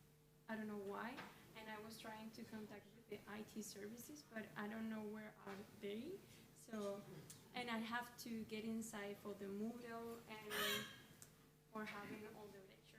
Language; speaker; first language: English; non-native, fluent; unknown